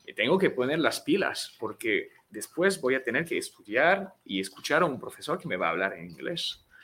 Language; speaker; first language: Spanish; non-native, fluent; French